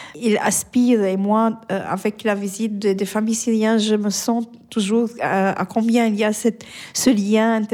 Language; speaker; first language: French; non-native, fluent; Arabic